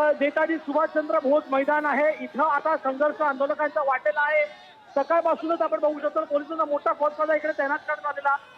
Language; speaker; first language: Marathi; native; Marathi